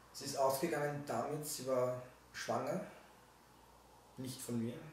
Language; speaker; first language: German; native; German